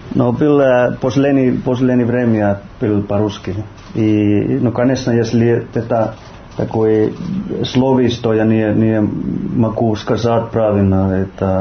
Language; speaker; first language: Russian; non-native, learner; Finnish